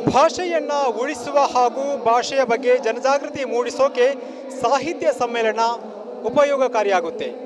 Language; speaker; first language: Kannada; non-native, local second language; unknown